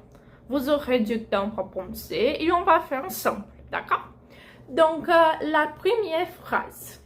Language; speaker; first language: French; non-native, fluent; Portuguese